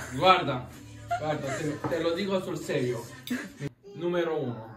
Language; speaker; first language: Italian; non-native, learner; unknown